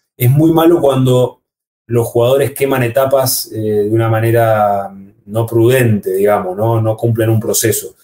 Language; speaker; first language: Spanish; native; Spanish